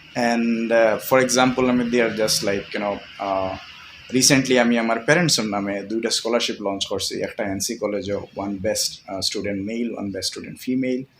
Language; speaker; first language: English; non-native, local second language; Bangla